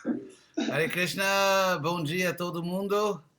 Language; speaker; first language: Portuguese; non-native, fluent; English